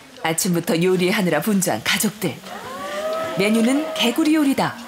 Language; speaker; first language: Korean; native; Korean